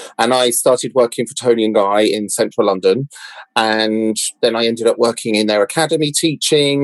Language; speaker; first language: English; native; English